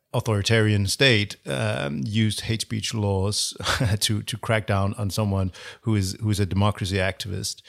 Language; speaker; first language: English; non-native, fluent; Danish